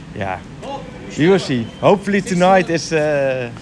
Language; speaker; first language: English; non-native, learner; Dutch